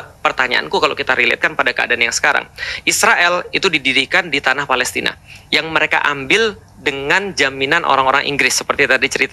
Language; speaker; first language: Indonesian; native; Indonesian